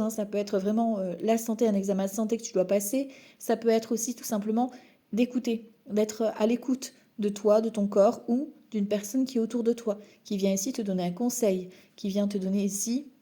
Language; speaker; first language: French; native; French